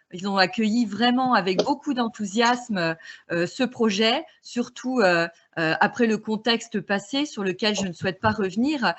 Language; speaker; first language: French; native; French